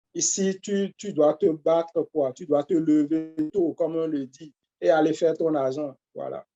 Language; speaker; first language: French; non-native, local second language; Fon